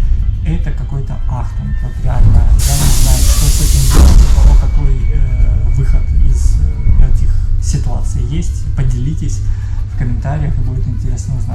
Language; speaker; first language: Russian; native; Russian